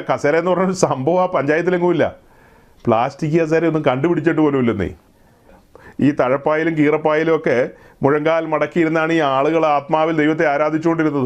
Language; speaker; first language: Malayalam; native; Malayalam